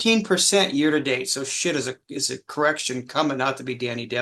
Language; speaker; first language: English; native; English